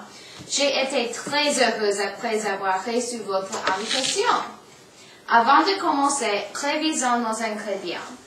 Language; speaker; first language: French; non-native, learner; English